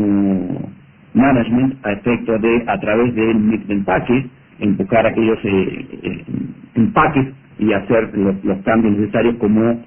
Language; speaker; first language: Spanish; native; Spanish